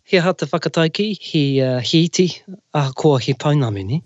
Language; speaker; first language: Māori; non-native, local second language; English